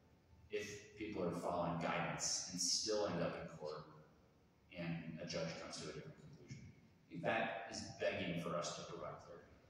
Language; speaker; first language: English; native; English